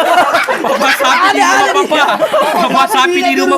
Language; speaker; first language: Indonesian; non-native, fluent; German